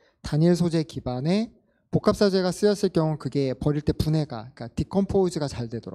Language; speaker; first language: Korean; native; Korean